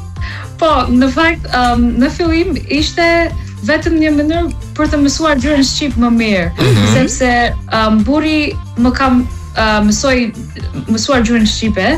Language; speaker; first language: Albanian; non-native, learner; English